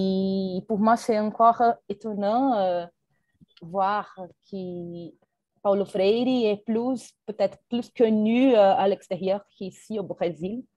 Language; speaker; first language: French; non-native, fluent; Portuguese